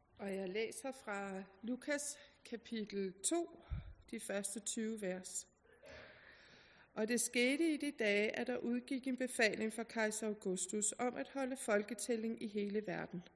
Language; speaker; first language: Danish; native; Danish